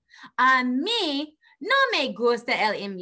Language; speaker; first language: Spanish; non-native, fluent; English